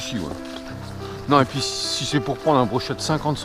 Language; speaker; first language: French; native; French